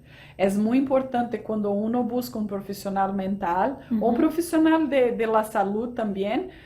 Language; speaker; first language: Spanish; non-native, fluent; Portuguese